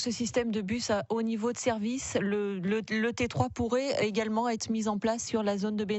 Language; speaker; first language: French; native; French